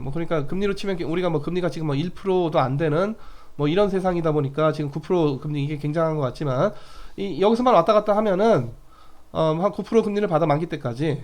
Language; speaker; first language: Korean; native; Korean